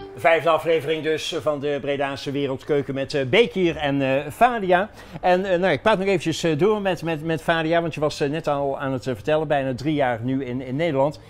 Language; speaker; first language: Dutch; native; Dutch